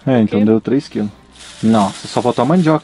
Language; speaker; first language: Portuguese; native; Portuguese